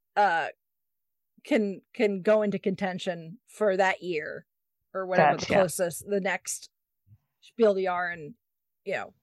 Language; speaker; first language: English; native; English